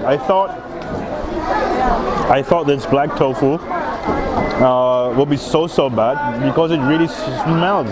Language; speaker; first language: English; non-native, fluent; German